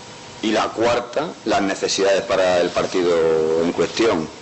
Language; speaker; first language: Spanish; native; Spanish